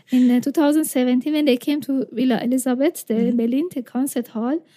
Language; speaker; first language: English; non-native, fluent; Persian